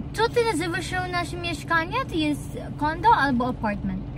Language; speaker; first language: Polish; non-native, learner; Cebuano